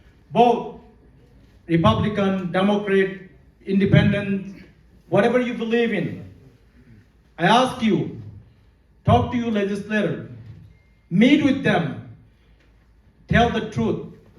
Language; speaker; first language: English; non-native, local second language; Bangla